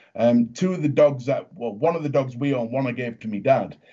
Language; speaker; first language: English; native; English